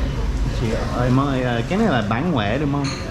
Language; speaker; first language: Vietnamese; non-native, learner; English